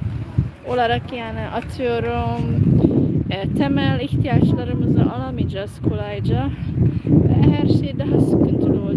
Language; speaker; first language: Turkish; non-native, fluent; Hungarian